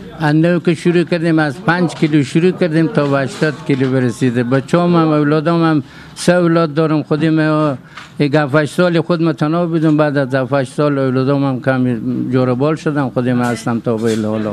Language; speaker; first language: Persian; native; Persian